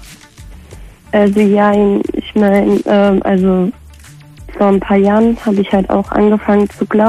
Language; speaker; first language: German; native; German